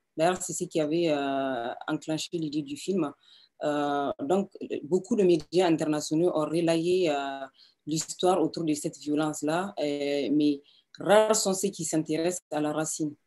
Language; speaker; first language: French; non-native, local second language; Hausa